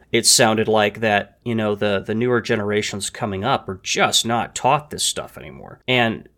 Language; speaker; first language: English; native; English